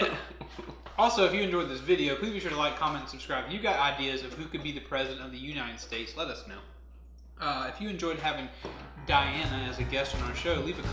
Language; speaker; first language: English; native; English